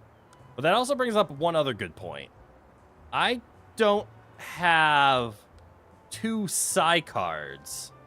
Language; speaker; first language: English; native; English